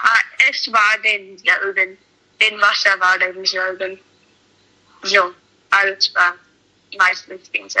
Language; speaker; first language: German; non-native, learner; English